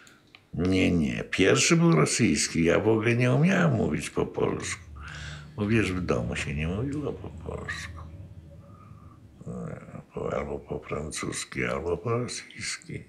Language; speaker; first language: Polish; non-native, local second language; Russian